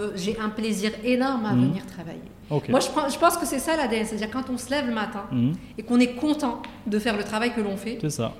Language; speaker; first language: French; non-native, local second language; Arabic